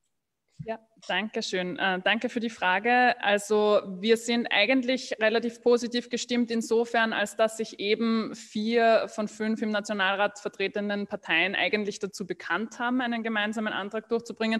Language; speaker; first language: German; native; German